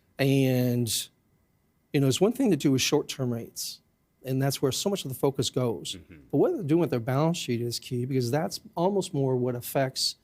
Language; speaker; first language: English; native; English